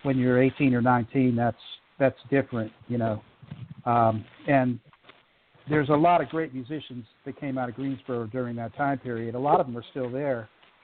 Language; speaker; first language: English; native; English